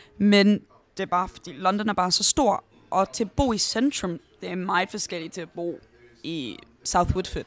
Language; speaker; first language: Danish; early bilingual, heritage; Danish